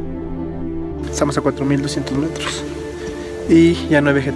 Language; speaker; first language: Spanish; native; Spanish